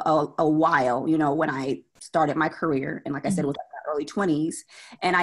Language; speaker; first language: English; native; English